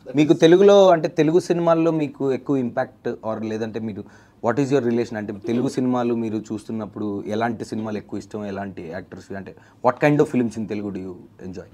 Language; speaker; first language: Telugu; native; Telugu